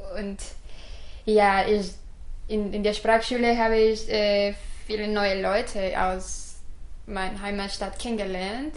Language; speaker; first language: German; non-native, fluent; Spanish